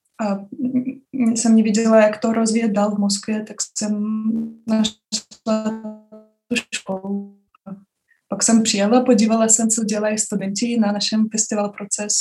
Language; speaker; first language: Czech; non-native, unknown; Russian